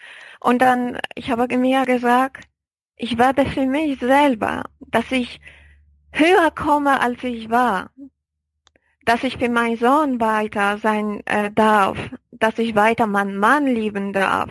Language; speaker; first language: German; non-native, fluent; Polish